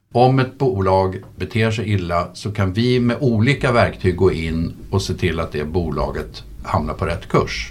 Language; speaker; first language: Swedish; native; Swedish